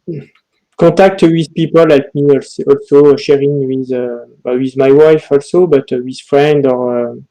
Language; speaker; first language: English; non-native, learner; French